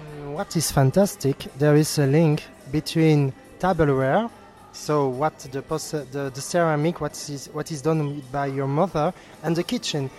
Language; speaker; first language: English; non-native, fluent; French